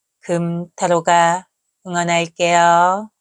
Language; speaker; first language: Korean; native; Korean